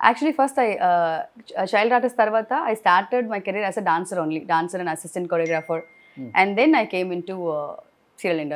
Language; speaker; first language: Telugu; non-native, learner; Tamil